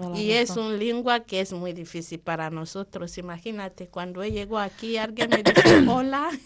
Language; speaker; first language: Spanish; non-native, fluent; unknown